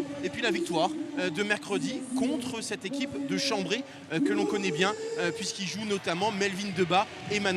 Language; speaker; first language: French; native; French